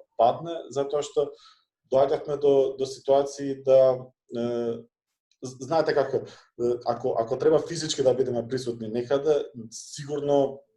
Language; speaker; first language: Macedonian; non-native, local second language; Albanian